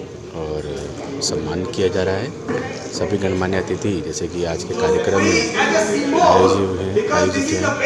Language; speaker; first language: Hindi; native; Hindi